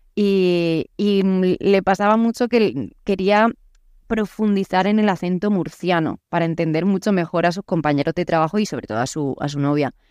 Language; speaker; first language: Spanish; native; Spanish